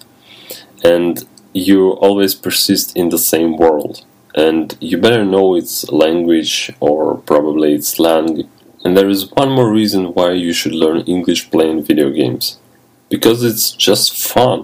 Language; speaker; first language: English; non-native, fluent; Russian